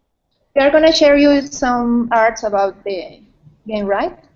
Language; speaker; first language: English; non-native, learner; Spanish